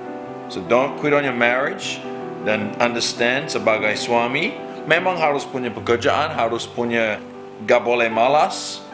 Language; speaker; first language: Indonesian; non-native, learner; English